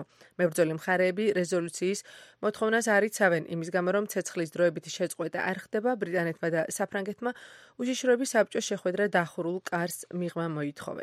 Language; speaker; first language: Georgian; native; Georgian